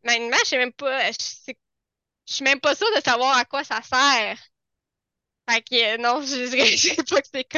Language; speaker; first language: French; native; French